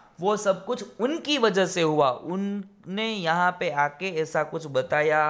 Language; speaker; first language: Hindi; non-native, local second language; Gujarati